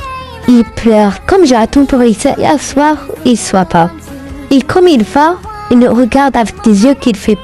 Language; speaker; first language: French; non-native, learner; Arabic